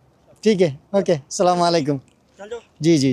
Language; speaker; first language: Hindi; non-native, learner; Bangla